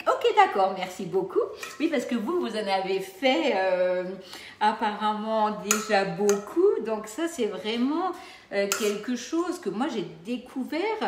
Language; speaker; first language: French; native; French